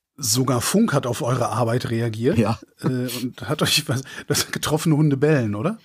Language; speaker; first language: German; native; German